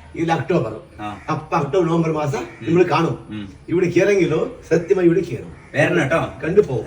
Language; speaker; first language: Malayalam; non-native, learner; Kannada